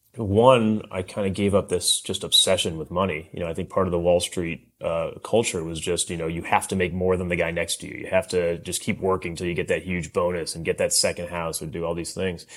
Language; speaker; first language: English; native; English